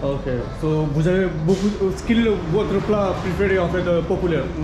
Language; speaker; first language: French; non-native, learner; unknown